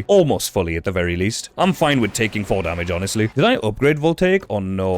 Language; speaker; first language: English; native; English